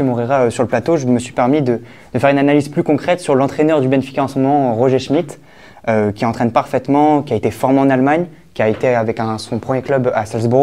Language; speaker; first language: French; native; French